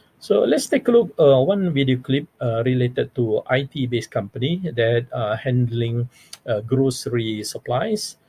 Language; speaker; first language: English; non-native, local second language; Malay